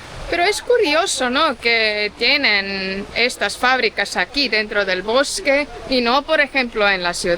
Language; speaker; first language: Spanish; non-native, fluent; Estonian